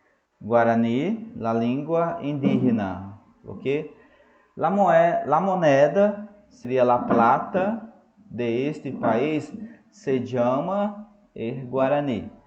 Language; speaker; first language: Spanish; non-native, fluent; Portuguese